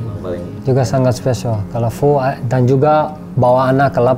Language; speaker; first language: Indonesian; non-native, learner; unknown